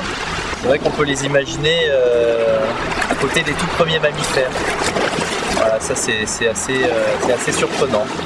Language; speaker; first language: French; native; French